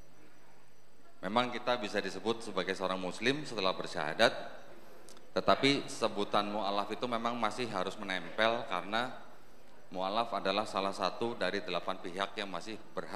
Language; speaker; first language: Indonesian; native; Indonesian